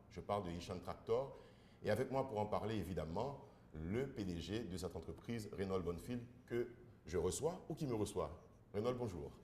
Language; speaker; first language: French; non-native, local second language; Haitian Creole